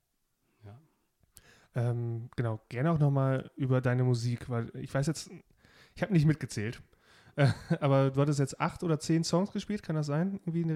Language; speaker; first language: German; native; German